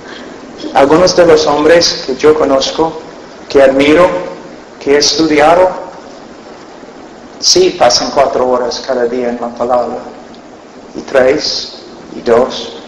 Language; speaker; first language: Spanish; non-native, fluent; English